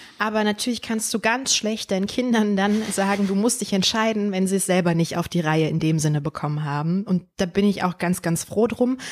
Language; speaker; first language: German; early bilingual, other home language; Polish